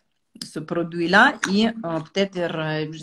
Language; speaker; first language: French; non-native, fluent; Russian